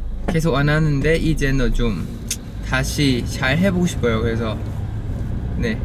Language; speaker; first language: Korean; non-native, fluent; Thai